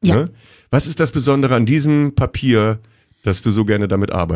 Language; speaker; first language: German; native; German